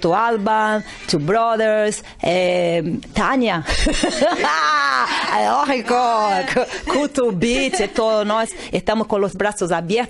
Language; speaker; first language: Spanish; non-native, learner; Portuguese